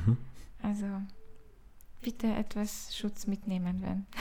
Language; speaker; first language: German; non-native, learner; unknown